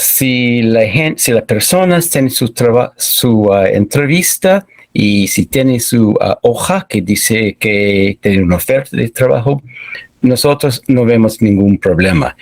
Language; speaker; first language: Spanish; non-native, fluent; English